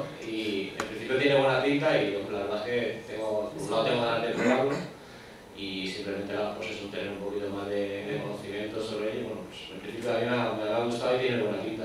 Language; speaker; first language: Spanish; native; Spanish